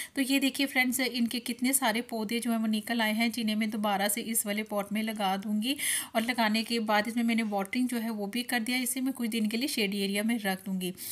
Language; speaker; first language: Hindi; non-native, local second language; Punjabi